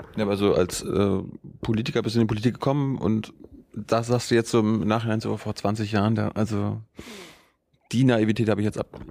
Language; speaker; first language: German; native; German